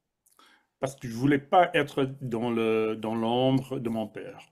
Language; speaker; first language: French; non-native, fluent; English